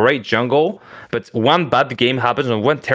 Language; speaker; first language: English; non-native, fluent; French